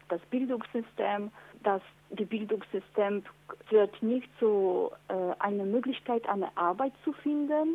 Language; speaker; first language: German; non-native, fluent; Polish